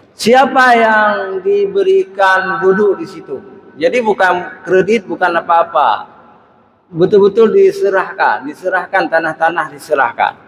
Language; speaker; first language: Malay; non-native, local second language; Achinese